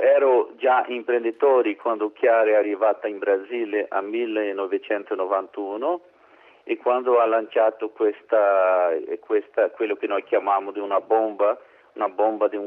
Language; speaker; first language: Italian; non-native, learner; Portuguese